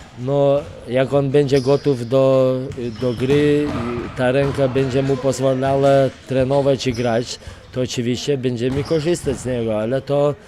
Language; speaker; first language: Polish; non-native, fluent; Lithuanian